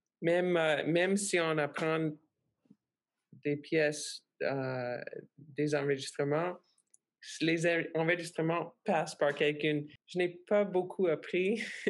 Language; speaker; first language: French; non-native, fluent; English